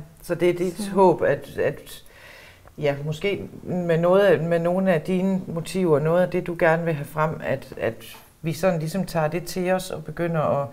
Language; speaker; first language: Danish; native; Danish